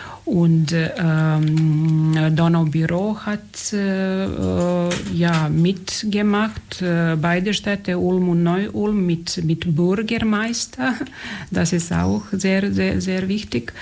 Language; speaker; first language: German; non-native, fluent; Serbian